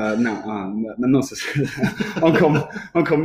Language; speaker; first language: French; non-native, learner; English